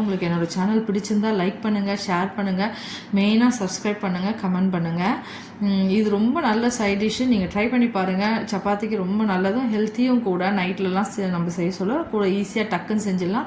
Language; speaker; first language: Tamil; native; Tamil